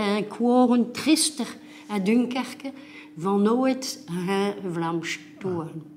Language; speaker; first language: Dutch; non-native, local second language; French